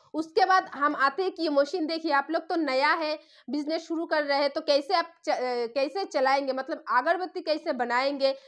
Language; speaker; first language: Hindi; non-native, local second language; Bangla